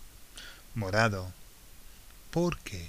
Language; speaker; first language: Spanish; non-native, fluent; English